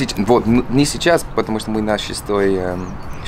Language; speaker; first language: Russian; non-native, learner; Dutch